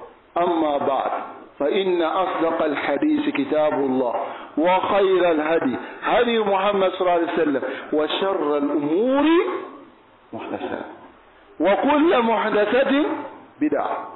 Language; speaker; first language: Arabic; non-native, fluent; Bambara